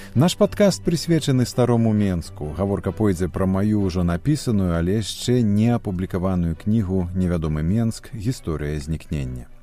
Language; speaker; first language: Belarusian; native; Belarusian